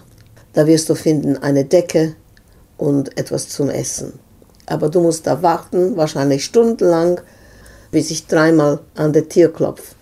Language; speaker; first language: German; non-native, fluent; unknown